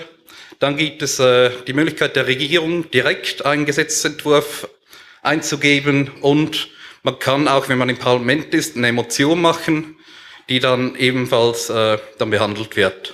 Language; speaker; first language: German; native; German